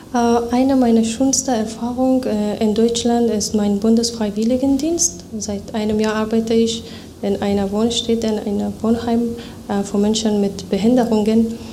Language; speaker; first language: German; non-native, fluent; Persian